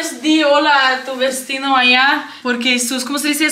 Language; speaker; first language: Spanish; non-native, learner; English